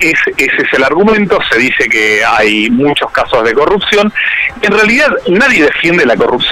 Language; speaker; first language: Spanish; native; Spanish